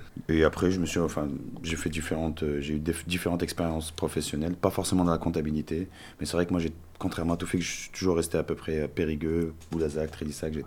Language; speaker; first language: French; early bilingual, other home language; Arabic